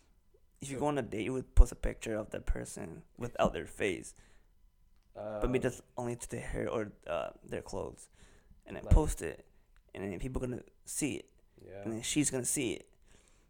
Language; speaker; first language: English; non-native, local second language; Cantonese